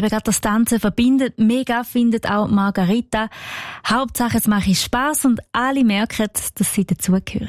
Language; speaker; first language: German; native; German